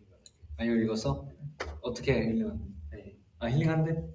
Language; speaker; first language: Korean; native; Korean